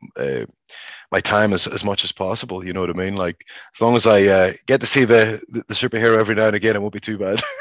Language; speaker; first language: English; native; English